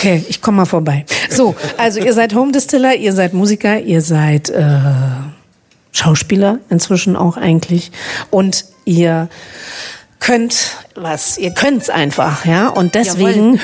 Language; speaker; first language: German; native; German